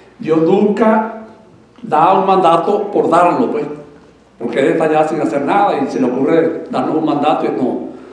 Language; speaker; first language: Spanish; native; Spanish